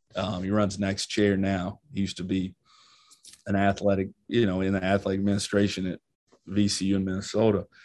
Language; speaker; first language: English; native; English